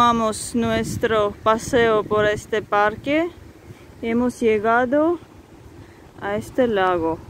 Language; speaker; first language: Spanish; non-native, fluent; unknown